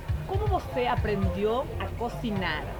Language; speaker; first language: Portuguese; non-native, fluent; Spanish